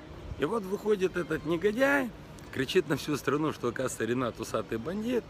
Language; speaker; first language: Russian; native; Russian